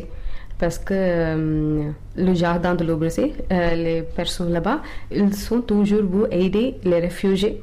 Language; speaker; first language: French; non-native, learner; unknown